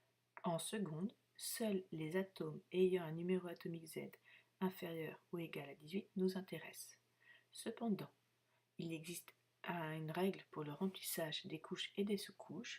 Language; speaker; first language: French; native; French